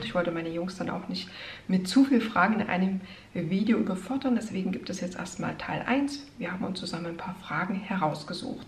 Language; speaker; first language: German; native; German